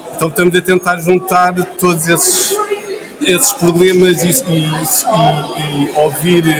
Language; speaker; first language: Portuguese; native; Portuguese